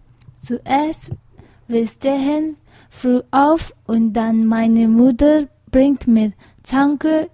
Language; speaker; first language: German; non-native, learner; Tibetan